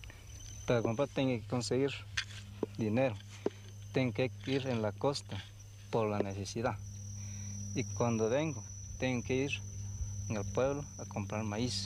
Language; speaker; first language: Spanish; non-native, local second language; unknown